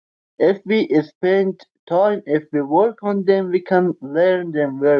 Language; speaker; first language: English; non-native, learner; Persian